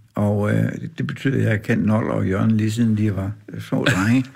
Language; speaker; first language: Danish; native; Danish